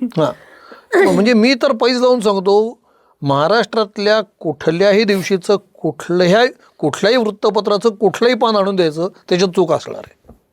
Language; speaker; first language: Marathi; native; Marathi